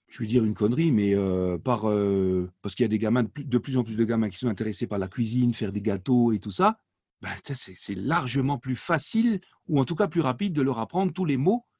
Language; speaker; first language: French; non-native, local second language; Swiss German